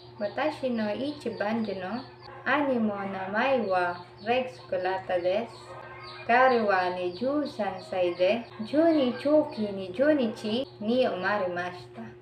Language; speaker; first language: Japanese; non-native, learner; Filipino